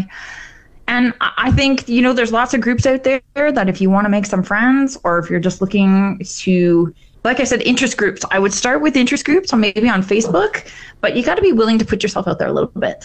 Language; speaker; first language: English; native; English